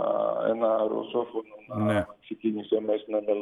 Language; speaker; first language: Greek; non-native, fluent; Russian